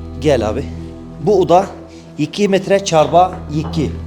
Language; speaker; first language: Turkish; non-native, learner; Arabic